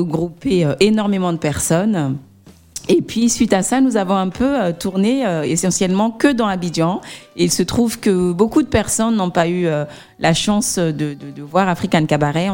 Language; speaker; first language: French; native; French